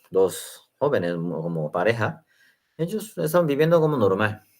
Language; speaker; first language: Spanish; non-native, learner; Korean